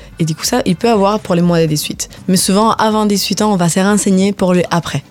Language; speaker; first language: French; non-native, fluent; Spanish